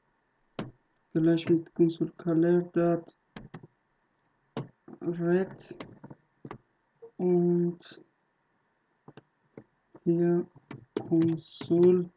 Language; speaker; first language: German; non-native, learner; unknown